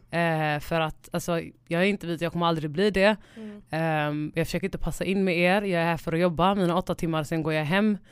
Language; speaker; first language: Swedish; early bilingual, other home language; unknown